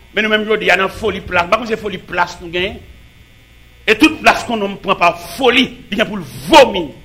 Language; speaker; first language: French; non-native, local second language; Haitian Creole